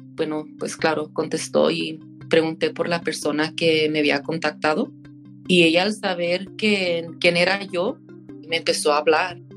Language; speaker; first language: Spanish; early bilingual, heritage; Spanish